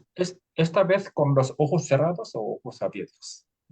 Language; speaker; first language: Spanish; non-native, learner; English